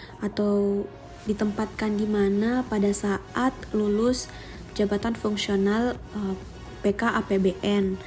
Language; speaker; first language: Indonesian; native; Indonesian